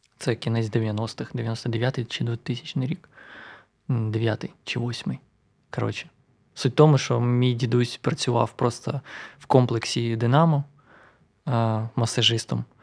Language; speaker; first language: Ukrainian; non-native, local second language; Russian